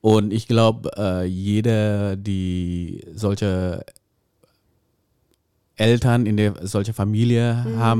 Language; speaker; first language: German; non-native, fluent; Indonesian